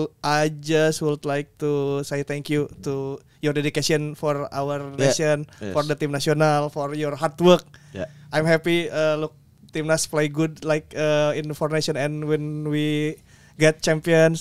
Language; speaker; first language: English; non-native, learner; Indonesian